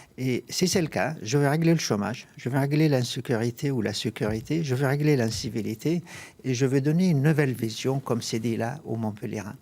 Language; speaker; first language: French; non-native, fluent; Arabic